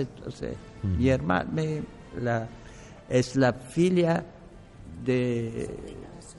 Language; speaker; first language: Spanish; non-native, learner; Arabic